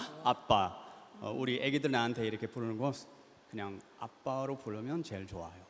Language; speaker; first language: Korean; early bilingual, heritage; English